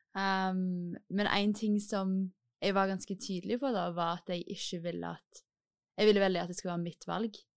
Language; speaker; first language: Norwegian; native; Norwegian